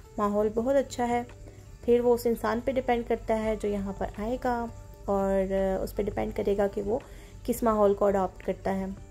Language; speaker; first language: Urdu; native; Urdu